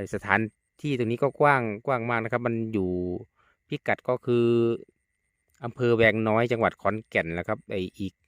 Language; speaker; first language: Thai; native; Thai